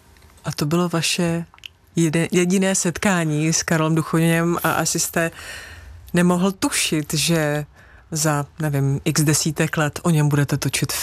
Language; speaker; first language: Czech; native; Czech